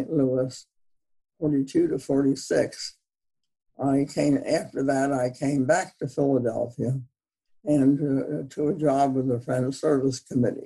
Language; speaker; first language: English; native; English